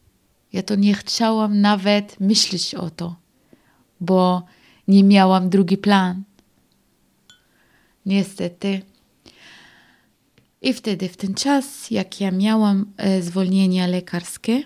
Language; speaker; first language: Polish; non-native, learner; Arabic